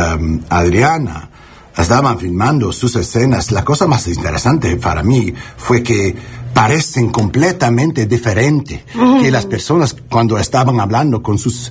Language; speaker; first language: Spanish; non-native, learner; English